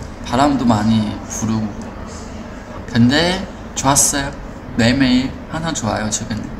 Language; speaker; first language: Korean; non-native, fluent; Chinese